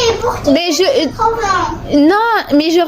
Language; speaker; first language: French; native; French